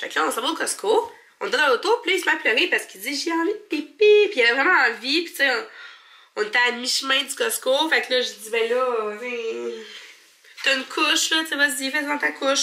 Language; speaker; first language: French; native; French